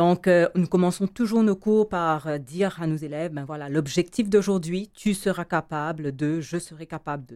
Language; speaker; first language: French; native; French